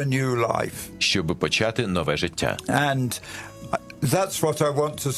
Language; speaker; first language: English; native; English